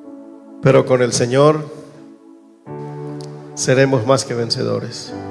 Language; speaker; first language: Spanish; native; Spanish